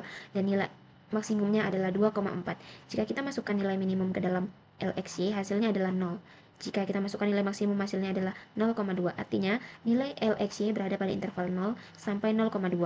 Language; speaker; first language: Indonesian; native; Indonesian